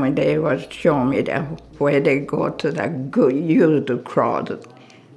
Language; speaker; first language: English; non-native, learner; Japanese